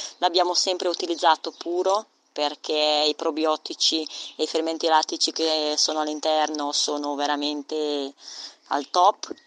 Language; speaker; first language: Italian; non-native, fluent; Romanian